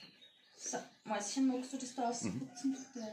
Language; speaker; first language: German; native; German